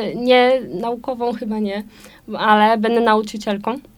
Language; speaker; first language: Polish; non-native, learner; German